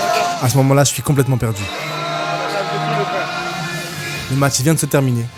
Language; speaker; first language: French; native; French